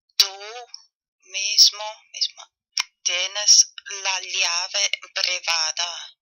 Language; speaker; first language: Spanish; non-native, learner; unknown